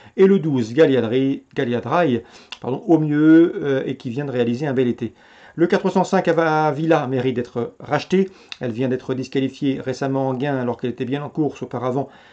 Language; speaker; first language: French; native; French